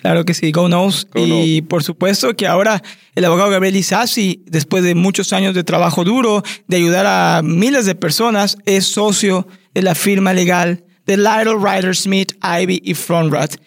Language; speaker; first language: Spanish; native; Spanish